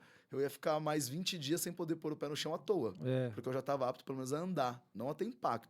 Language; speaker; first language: Portuguese; native; Portuguese